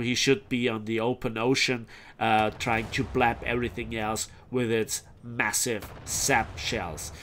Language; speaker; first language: English; non-native, fluent; German